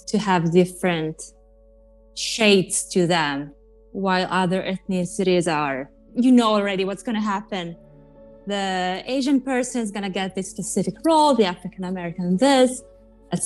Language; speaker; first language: English; non-native, fluent; Italian